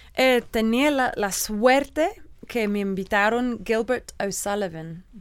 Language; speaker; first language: Spanish; non-native, learner; English